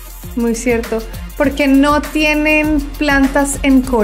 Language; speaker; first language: Spanish; native; Spanish